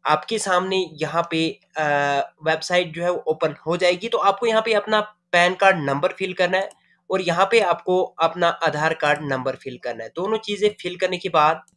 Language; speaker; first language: Hindi; native; Hindi